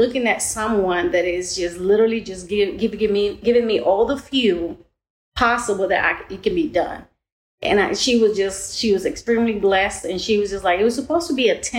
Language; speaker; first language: English; early bilingual, other home language; Spanish